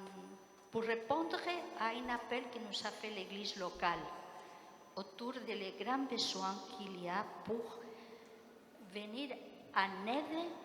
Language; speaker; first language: French; non-native, fluent; Spanish